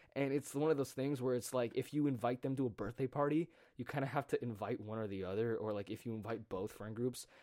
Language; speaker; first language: English; native; English